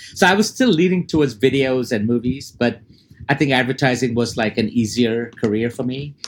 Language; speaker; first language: English; early bilingual, other home language; Arabic